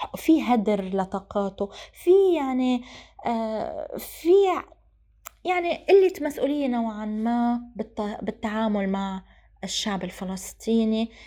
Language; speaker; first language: Arabic; native; Arabic